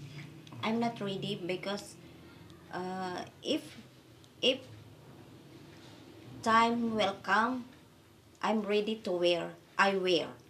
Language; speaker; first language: English; non-native, learner; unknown